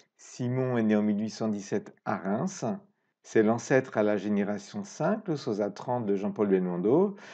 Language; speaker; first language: French; native; French